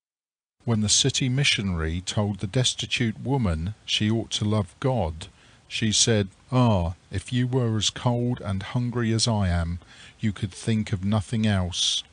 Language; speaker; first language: English; native; English